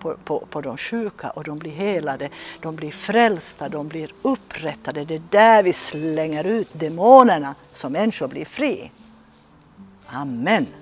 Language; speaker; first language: Swedish; early bilingual, other home language; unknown